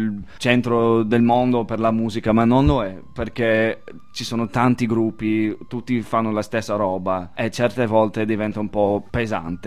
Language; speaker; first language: Italian; non-native, fluent; English